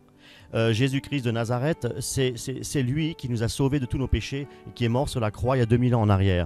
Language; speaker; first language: French; native; French